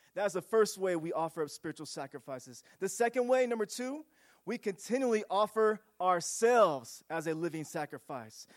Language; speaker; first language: English; native; English